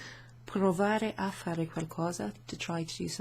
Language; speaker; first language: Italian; non-native, fluent; English